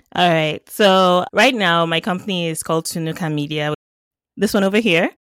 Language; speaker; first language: English; non-native, local second language; Yoruba